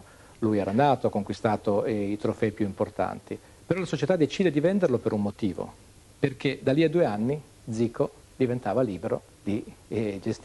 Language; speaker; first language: Italian; native; Italian